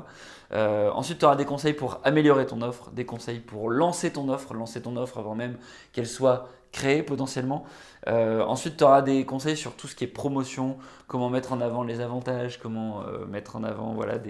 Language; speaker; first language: French; native; French